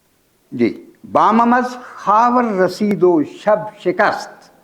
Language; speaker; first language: Persian; non-native, fluent; Urdu